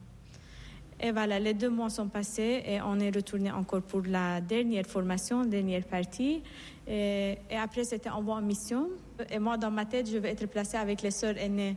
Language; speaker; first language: French; non-native, fluent; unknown